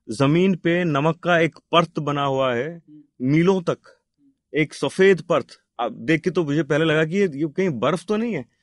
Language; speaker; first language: Hindi; non-native, local second language; Telugu